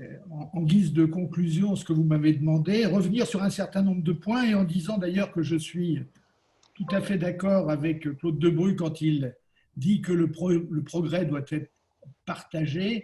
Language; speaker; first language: French; native; French